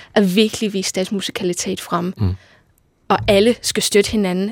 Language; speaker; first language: Danish; non-native, fluent; English